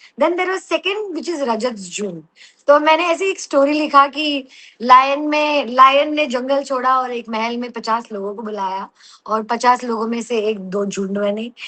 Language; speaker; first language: Hindi; non-native, local second language; Telugu